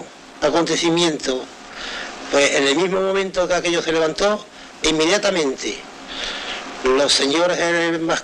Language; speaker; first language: Spanish; native; Spanish